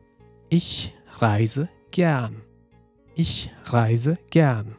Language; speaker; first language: German; non-native, fluent; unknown